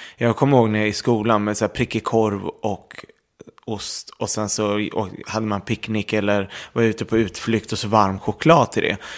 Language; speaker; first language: Swedish; early bilingual, other home language; Arabic